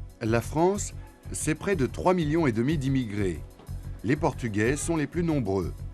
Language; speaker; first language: French; native; French